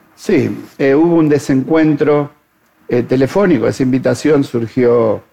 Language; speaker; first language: Spanish; native; Spanish